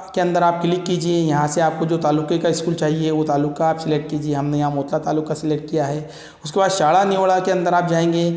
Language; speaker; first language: Hindi; non-native, local second language; Marathi